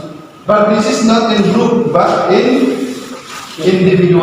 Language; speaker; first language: English; non-native, learner; Indonesian